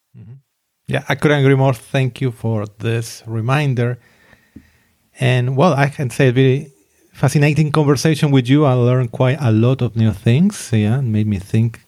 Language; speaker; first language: English; non-native, fluent; Spanish